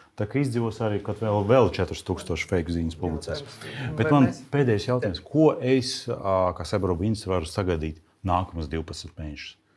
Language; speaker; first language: Latvian; non-native, local second language; Russian